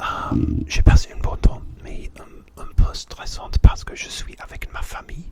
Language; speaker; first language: French; non-native, learner; English